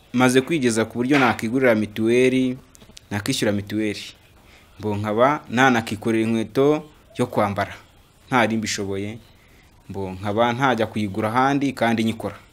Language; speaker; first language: Kinyarwanda; native; Kinyarwanda